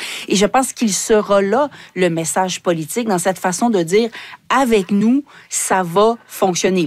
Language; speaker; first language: French; native; French